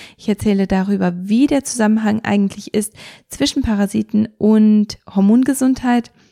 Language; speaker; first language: German; early bilingual, other home language; Russian